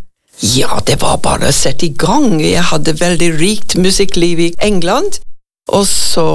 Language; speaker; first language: Norwegian; non-native, fluent; English